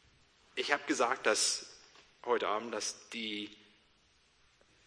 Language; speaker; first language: German; non-native, learner; English